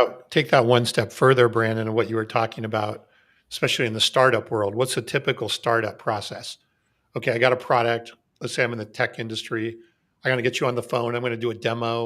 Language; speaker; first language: English; native; English